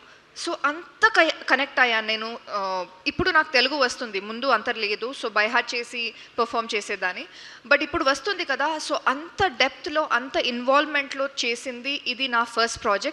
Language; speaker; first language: Telugu; non-native, learner; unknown